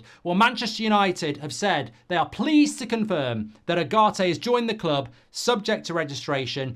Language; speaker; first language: English; native; English